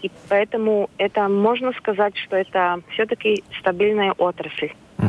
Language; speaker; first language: Russian; non-native, local second language; Latvian